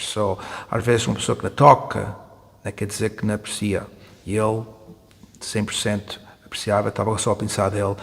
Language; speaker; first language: Portuguese; early bilingual, heritage; Portuguese